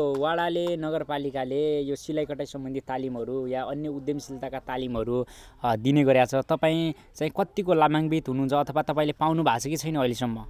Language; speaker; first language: Nepali; native; Nepali